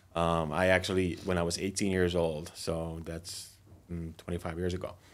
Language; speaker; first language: English; non-native, fluent; Finnish